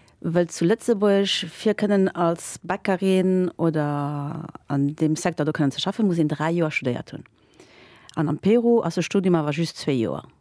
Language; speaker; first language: Luxembourgish; early bilingual, other home language; Spanish